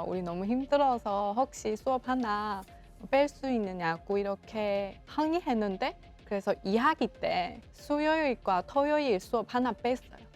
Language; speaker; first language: Korean; non-native, local second language; Chinese